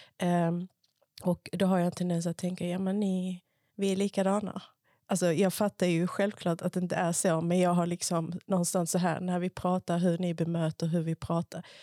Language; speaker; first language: Swedish; early bilingual, other home language; Spanish